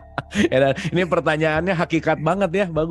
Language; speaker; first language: Indonesian; native; Indonesian